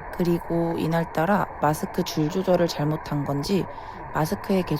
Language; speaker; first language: Korean; native; Korean